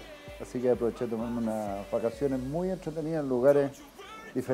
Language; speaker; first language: Spanish; native; Spanish